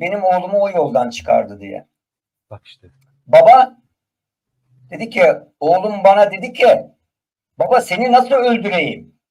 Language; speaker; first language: Turkish; native; Turkish